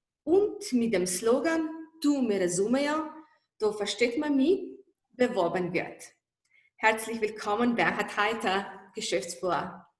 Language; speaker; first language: German; non-native, fluent; Slovenian